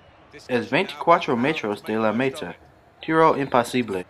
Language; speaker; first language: Spanish; non-native, learner; English